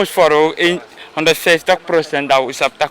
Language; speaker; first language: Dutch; non-native, local second language; Sranan Tongo